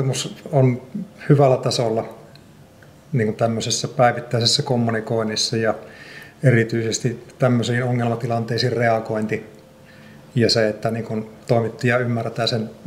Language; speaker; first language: Finnish; native; Finnish